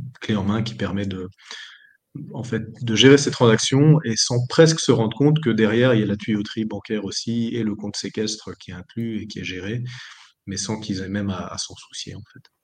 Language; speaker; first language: French; native; French